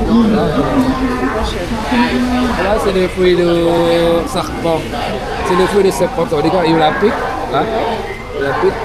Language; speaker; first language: French; non-native, learner; Thai